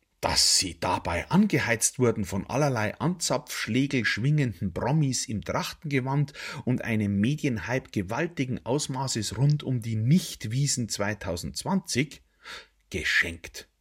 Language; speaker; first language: German; native; German